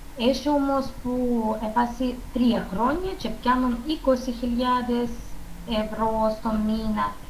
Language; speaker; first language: Greek; non-native, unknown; Russian